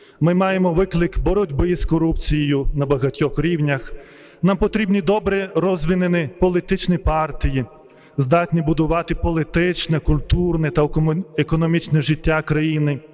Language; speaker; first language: Ukrainian; non-native, fluent; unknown